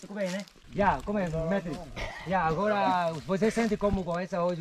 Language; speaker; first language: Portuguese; non-native, learner; Vietnamese